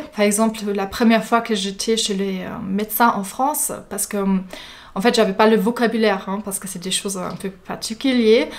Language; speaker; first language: French; non-native, fluent; German